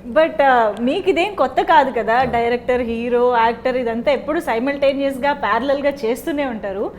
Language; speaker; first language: Telugu; native; Telugu